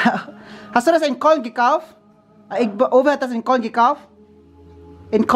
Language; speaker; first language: German; non-native, learner; Filipino